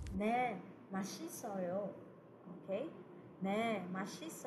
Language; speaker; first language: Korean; non-native, fluent; Cebuano